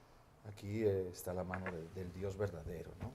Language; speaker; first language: Spanish; native; Spanish